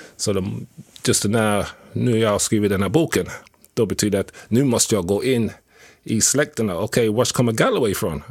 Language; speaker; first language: Swedish; non-native, fluent; English